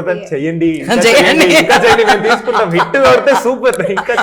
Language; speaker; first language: Telugu; non-native, local second language; Tamil